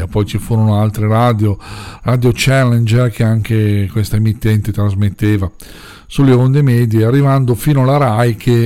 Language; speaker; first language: Italian; native; Italian